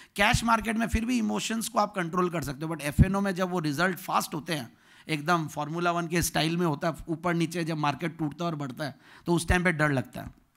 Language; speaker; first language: Hindi; native; Hindi